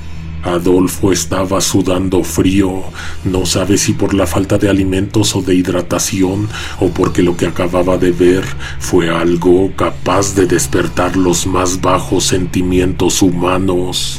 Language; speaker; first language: Spanish; native; Spanish